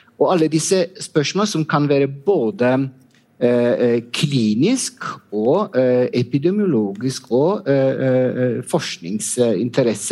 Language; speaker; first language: Norwegian; non-native, fluent; Italian